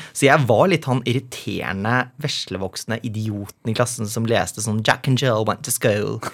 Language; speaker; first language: Norwegian; native; Norwegian